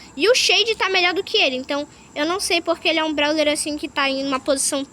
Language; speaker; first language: Portuguese; native; Portuguese